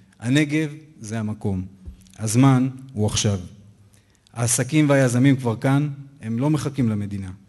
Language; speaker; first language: Hebrew; native; Hebrew